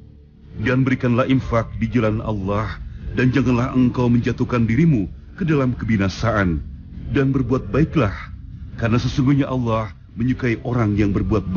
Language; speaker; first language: Indonesian; native; Indonesian